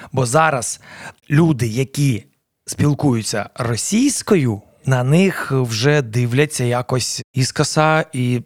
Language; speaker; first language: Ukrainian; non-native, local second language; Russian